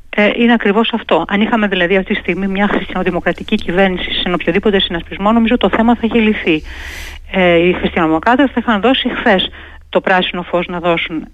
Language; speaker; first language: Greek; native; Greek